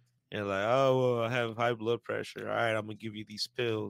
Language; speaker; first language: English; early bilingual, other home language; Spanish